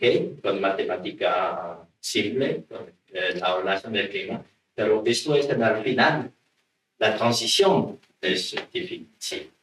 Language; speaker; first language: Spanish; non-native, learner; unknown